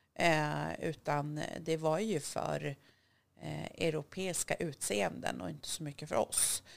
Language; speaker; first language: Swedish; early bilingual, other home language; Kurdish